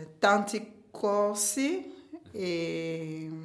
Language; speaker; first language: Italian; non-native, learner; French